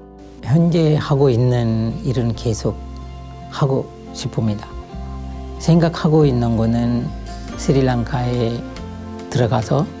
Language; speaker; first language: Korean; non-native, fluent; Sinhala